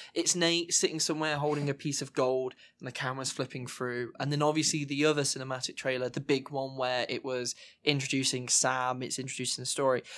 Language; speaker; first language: English; native; English